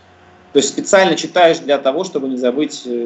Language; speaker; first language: Russian; native; Russian